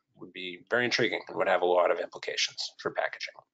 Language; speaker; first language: English; native; English